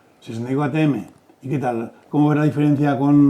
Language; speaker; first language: Spanish; native; Spanish